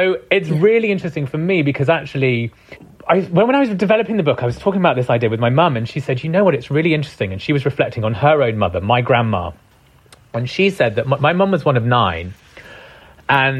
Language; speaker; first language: English; non-native, local second language; Punjabi